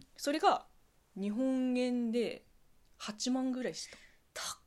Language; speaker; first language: Japanese; non-native, fluent; Chinese